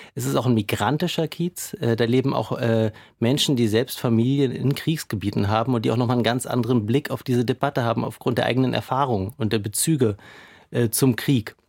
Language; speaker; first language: German; native; German